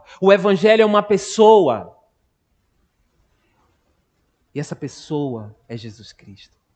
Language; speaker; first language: Portuguese; native; Portuguese